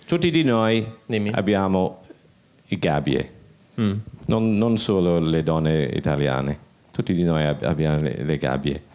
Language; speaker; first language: Italian; non-native, learner; English